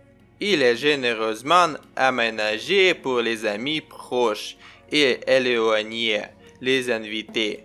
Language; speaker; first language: French; non-native, learner; Ukrainian